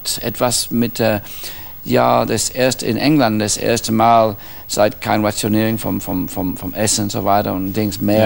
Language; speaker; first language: German; non-native, fluent; English